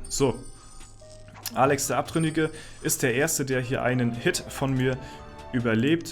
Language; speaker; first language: German; native; German